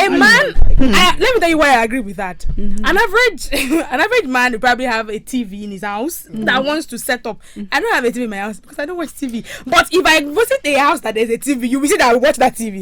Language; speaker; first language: English; non-native, local second language; Yoruba